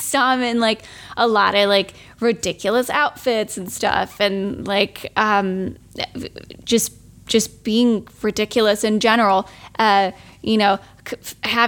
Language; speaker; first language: English; non-native, fluent; German